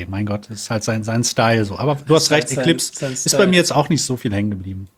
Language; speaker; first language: German; native; German